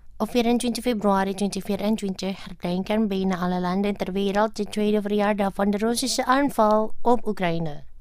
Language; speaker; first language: Dutch; non-native, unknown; Indonesian